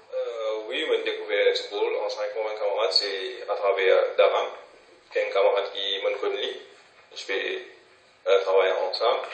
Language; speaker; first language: French; non-native, local second language; Morisyen